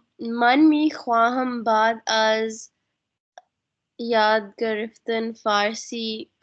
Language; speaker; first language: Persian; non-native, learner; Urdu